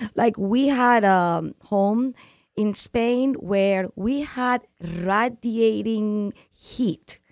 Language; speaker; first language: English; non-native, fluent; Spanish